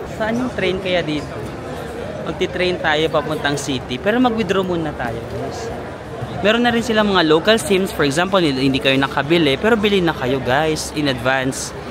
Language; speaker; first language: Filipino; non-native, local second language; Waray